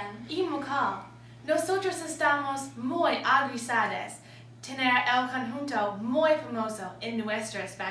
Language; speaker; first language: Spanish; non-native, learner; English